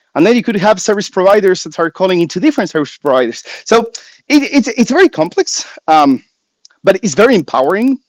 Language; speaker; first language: English; non-native, fluent; Spanish